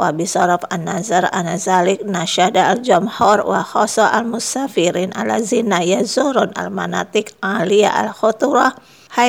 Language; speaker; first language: Arabic; non-native, fluent; Indonesian